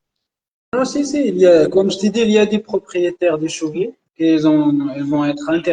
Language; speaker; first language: French; non-native, local second language; Arabic